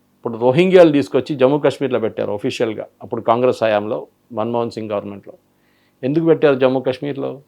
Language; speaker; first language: Telugu; non-native, local second language; Malayalam